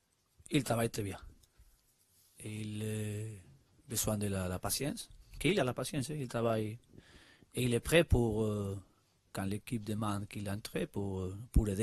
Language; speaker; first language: French; non-native, learner; Spanish